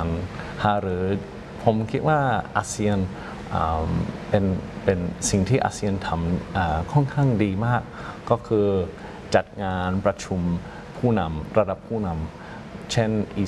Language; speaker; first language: Thai; non-native, fluent; English